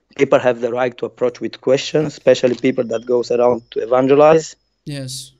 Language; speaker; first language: English; non-native, fluent; Romanian